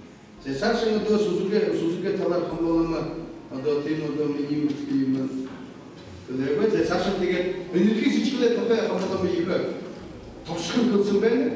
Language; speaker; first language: Mongolian; non-native, learner; Buriat